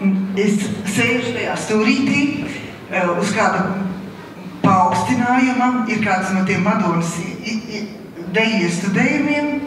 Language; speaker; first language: Latvian; native; Latvian